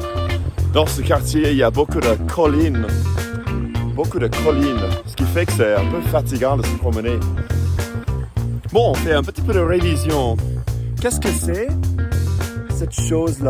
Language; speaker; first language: French; non-native, fluent; English